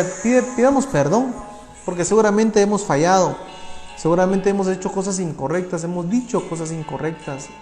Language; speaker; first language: Spanish; native; Spanish